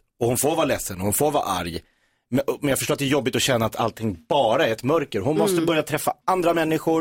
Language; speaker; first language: Swedish; native; Swedish